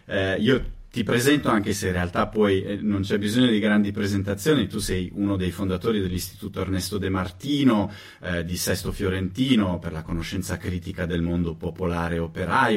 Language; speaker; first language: Italian; native; Italian